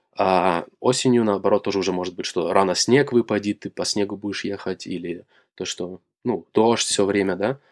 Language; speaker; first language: Russian; native; Russian